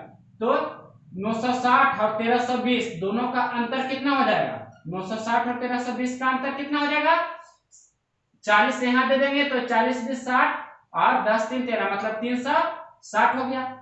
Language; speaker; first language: Hindi; native; Hindi